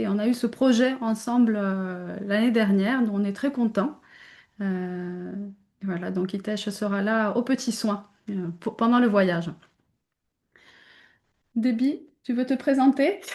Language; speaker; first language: French; native; French